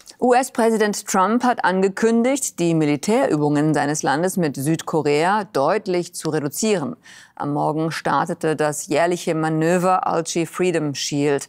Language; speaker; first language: German; native; German